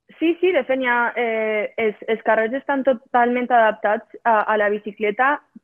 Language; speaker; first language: Catalan; native; Catalan